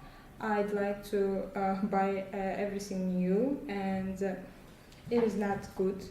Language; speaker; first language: English; non-native, learner; Russian